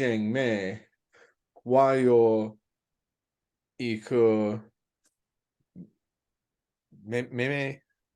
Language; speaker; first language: Chinese; non-native, learner; English